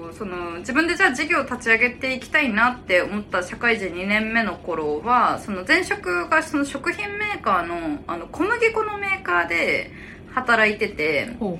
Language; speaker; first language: Japanese; native; Japanese